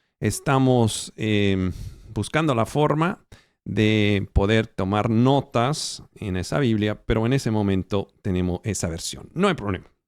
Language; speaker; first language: Spanish; non-native, fluent; Italian